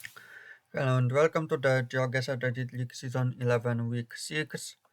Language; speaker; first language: English; non-native, fluent; Polish